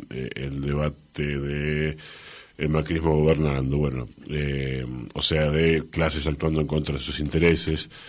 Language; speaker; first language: Spanish; native; Spanish